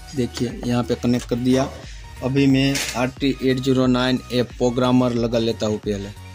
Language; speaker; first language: Hindi; non-native, local second language; Gujarati